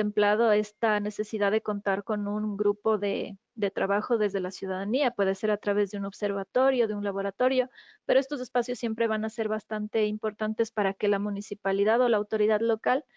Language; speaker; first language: Spanish; native; Spanish